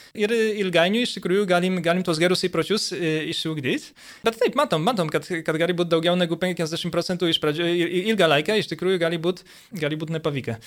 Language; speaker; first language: Lithuanian; early bilingual, heritage; Lithuanian